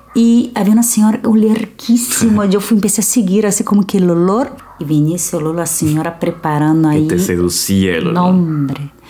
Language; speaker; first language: Spanish; early bilingual, other home language; Portuguese